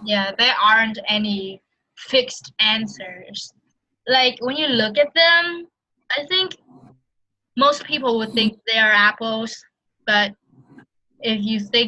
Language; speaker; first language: English; non-native, fluent; Vietnamese